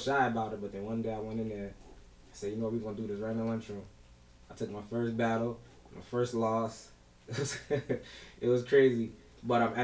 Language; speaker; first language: English; early bilingual, other home language; Lingala